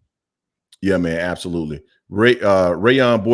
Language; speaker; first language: English; native; English